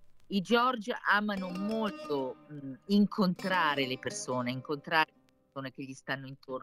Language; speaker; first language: Italian; native; Italian